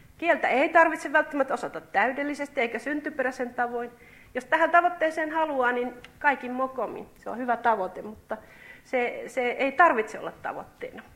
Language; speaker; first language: Finnish; native; Finnish